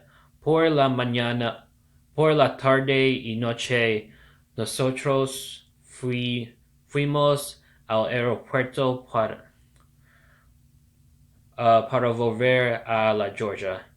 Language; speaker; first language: Spanish; non-native, learner; English